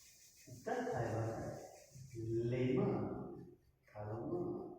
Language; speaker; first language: Vietnamese; non-native, learner; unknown